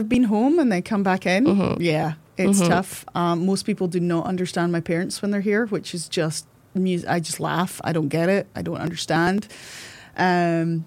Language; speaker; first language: English; native; English